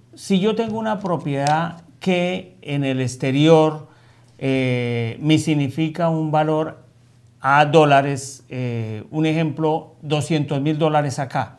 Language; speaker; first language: Spanish; native; Spanish